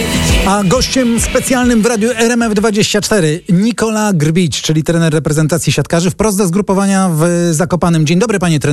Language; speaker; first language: Polish; native; Polish